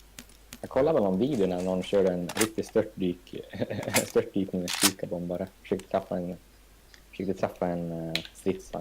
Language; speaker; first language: Swedish; native; Swedish